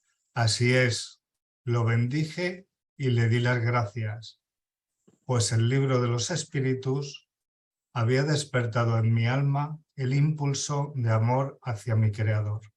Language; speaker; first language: Spanish; native; Spanish